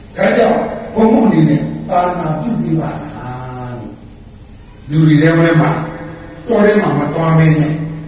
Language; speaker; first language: Burmese; native; Burmese